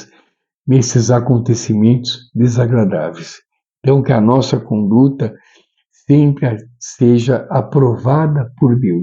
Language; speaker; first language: Portuguese; native; Portuguese